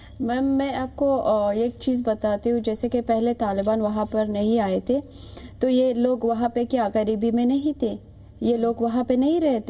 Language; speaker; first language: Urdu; non-native, fluent; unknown